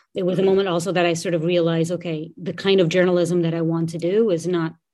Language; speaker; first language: English; non-native, fluent; Portuguese